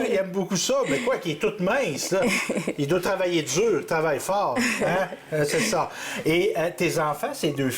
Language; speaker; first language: French; native; French